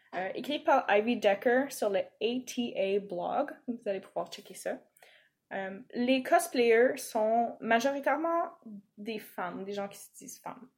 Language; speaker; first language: French; native; French